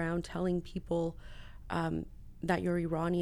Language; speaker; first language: English; native; English